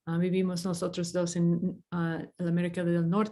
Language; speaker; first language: Spanish; non-native, fluent; English